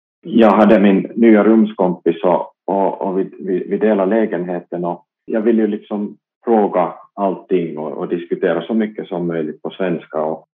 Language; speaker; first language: Swedish; non-native, local second language; Finnish